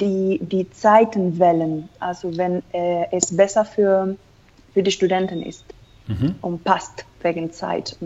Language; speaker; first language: German; non-native, fluent; Spanish